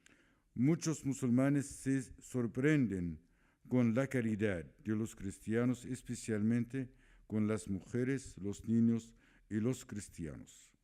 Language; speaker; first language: Spanish; non-native, fluent; Arabic